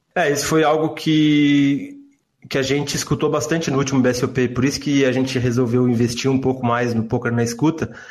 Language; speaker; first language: Portuguese; native; Portuguese